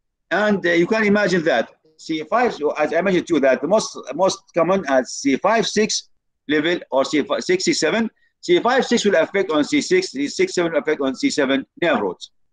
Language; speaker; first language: English; non-native, fluent; Arabic